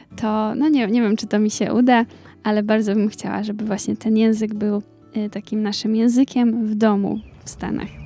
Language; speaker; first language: Polish; native; Polish